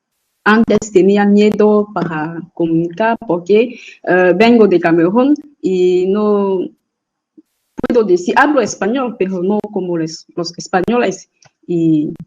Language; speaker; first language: Spanish; non-native, fluent; French